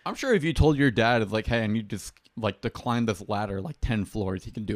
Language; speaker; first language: English; native; English